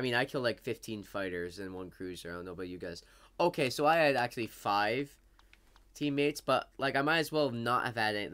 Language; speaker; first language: English; native; English